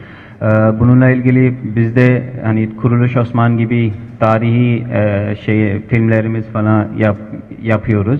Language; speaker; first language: Turkish; non-native, fluent; Urdu